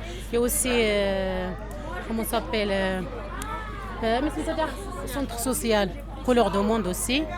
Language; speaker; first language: French; non-native, learner; Arabic